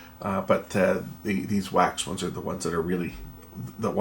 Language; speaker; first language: English; native; English